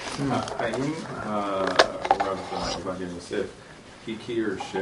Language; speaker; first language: Hebrew; non-native, fluent; English